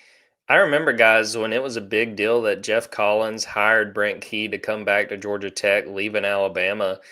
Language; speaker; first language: English; native; English